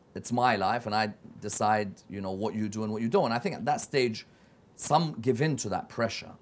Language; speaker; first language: English; native; English